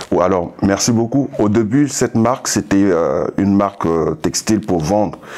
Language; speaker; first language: French; non-native, local second language; Sango